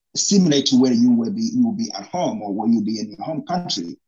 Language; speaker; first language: English; non-native, local second language; Rundi